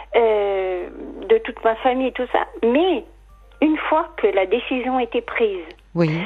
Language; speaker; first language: French; native; French